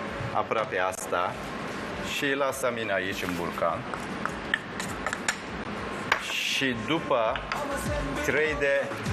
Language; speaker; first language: Romanian; non-native, learner; Turkish